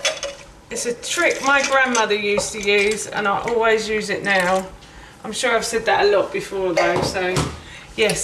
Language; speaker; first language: English; native; English